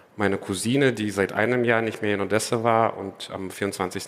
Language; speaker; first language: German; non-native, fluent; Ukrainian